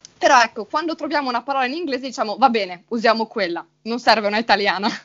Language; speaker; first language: Italian; native; Italian